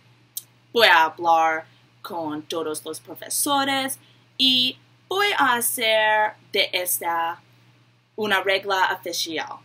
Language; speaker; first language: Spanish; non-native, learner; English